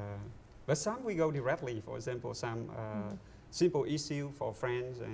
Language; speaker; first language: English; non-native, learner; Vietnamese